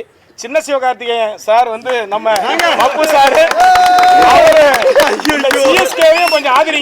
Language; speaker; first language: Tamil; native; Tamil